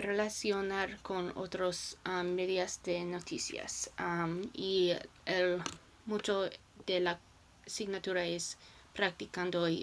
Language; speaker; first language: Spanish; non-native, learner; English